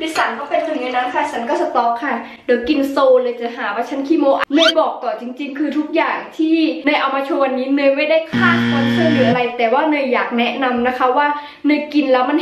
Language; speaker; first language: Thai; native; Thai